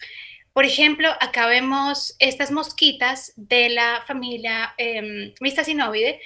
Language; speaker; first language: Spanish; native; Spanish